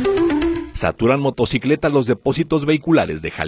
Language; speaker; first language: Spanish; native; Spanish